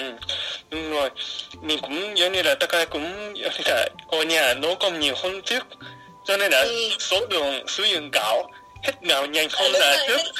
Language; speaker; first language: Vietnamese; non-native, fluent; Japanese